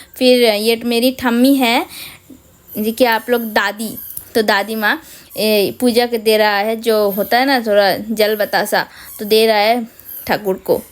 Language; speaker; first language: Hindi; non-native, local second language; Bangla